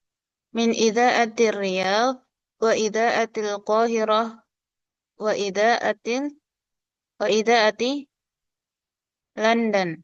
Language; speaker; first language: Arabic; non-native, fluent; Indonesian